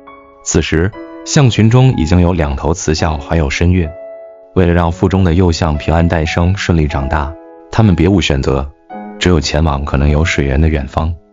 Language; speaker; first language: Chinese; native; Chinese